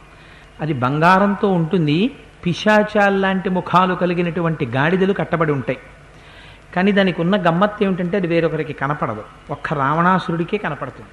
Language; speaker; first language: Telugu; native; Telugu